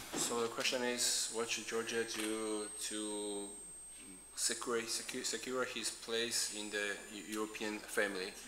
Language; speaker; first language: English; non-native, fluent; Georgian